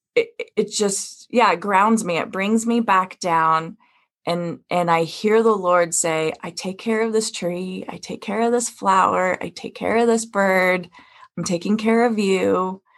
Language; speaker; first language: English; native; English